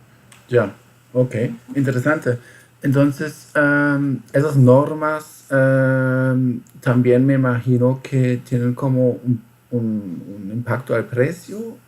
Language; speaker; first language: Spanish; non-native, fluent; German